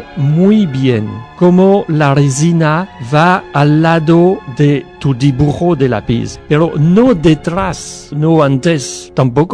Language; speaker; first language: Spanish; non-native, learner; French